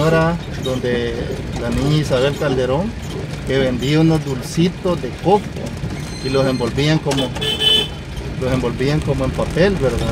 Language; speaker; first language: Spanish; native; Spanish